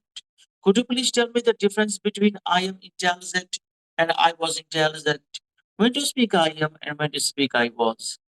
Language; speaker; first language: English; non-native, fluent; Hindi